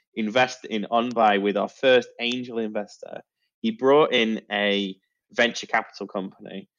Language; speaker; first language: English; native; English